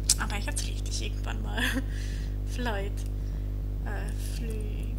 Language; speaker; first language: Swedish; non-native, learner; German